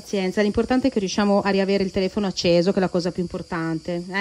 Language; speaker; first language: Italian; native; Italian